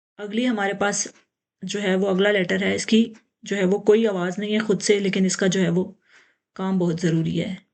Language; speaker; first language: Urdu; native; Urdu